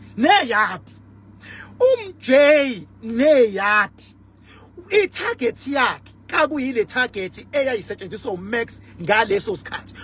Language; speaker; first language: Zulu; native; Zulu